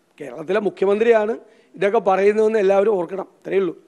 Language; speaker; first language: Malayalam; native; Malayalam